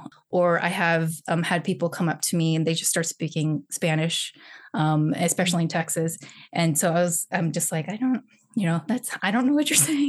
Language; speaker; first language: English; early bilingual, other home language; Chinese